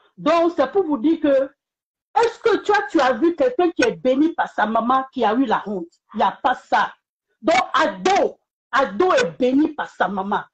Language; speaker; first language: French; non-native, local second language; Bambara